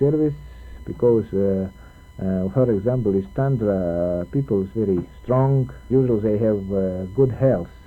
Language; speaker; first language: English; non-native, learner; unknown